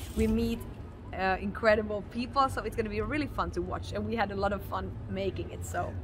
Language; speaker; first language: English; non-native, fluent; Finnish